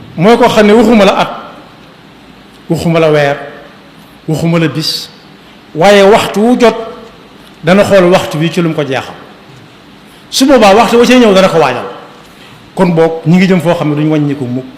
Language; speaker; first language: Wolof; native; Wolof